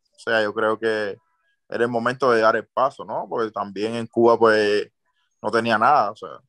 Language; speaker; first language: Spanish; native; Spanish